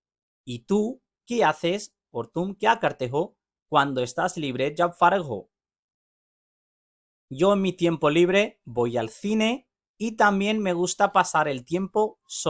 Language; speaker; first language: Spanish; non-native, fluent; Urdu